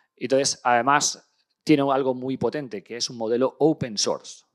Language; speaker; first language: Spanish; native; Spanish